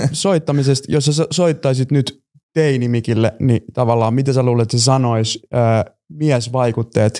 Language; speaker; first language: Finnish; native; Finnish